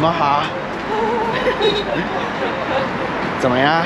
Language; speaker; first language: Chinese; non-native, learner; Akan